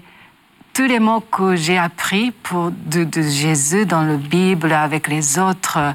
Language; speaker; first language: French; non-native, learner; Japanese